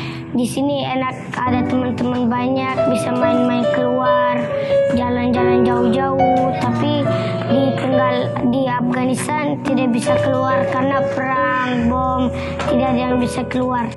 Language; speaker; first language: Indonesian; early bilingual, other home language; Persian